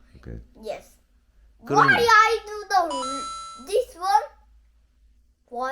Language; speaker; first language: English; non-native, learner; Korean